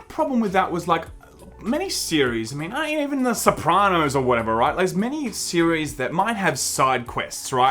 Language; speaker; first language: English; native; English